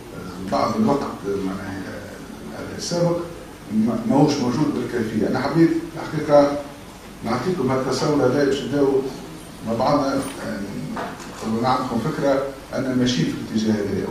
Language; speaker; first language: Arabic; native; Arabic